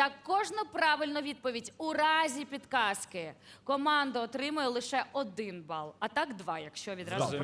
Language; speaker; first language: Ukrainian; native; Ukrainian